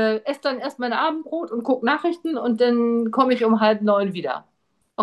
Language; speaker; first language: German; native; German